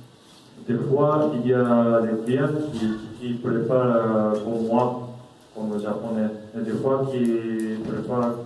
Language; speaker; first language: French; non-native, learner; Japanese